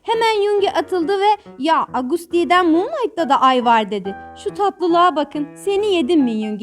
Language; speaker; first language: Turkish; native; Turkish